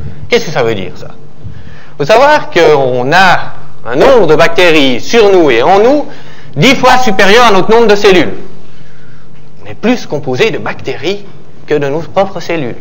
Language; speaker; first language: French; native; French